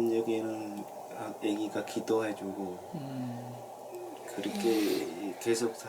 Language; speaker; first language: Korean; non-native, learner; Vietnamese